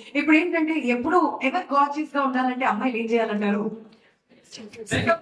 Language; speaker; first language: Telugu; native; Telugu